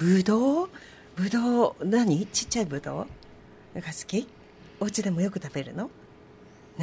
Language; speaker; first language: Japanese; native; Japanese